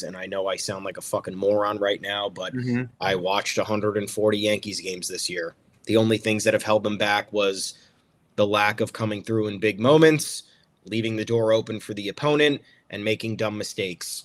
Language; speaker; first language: English; native; English